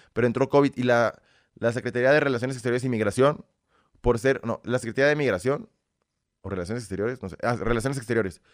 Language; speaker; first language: Spanish; early bilingual, other home language; Russian